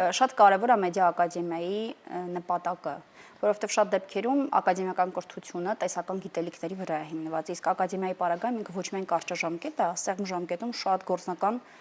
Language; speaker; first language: Armenian; native; Armenian